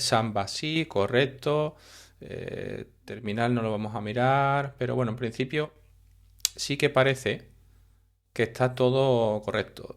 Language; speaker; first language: Spanish; native; Spanish